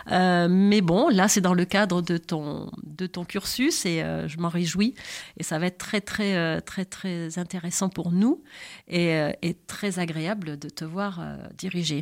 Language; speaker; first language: French; native; French